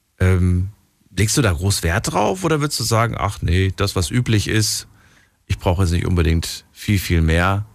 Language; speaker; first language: German; native; German